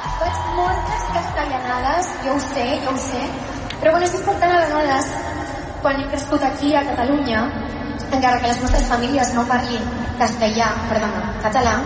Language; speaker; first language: Catalan; non-native, local second language; Spanish